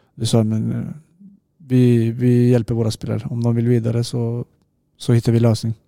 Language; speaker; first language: Swedish; non-native, fluent; Serbian